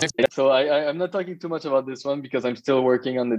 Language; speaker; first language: English; native; English